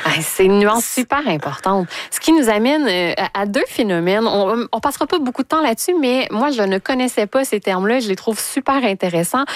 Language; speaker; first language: French; native; French